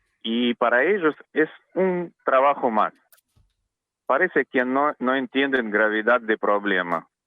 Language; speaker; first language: Spanish; non-native, learner; Russian